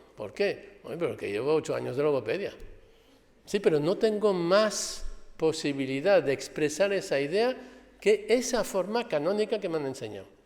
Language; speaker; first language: Spanish; non-native, fluent; French